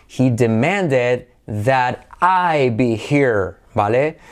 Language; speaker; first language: English; non-native, fluent; Spanish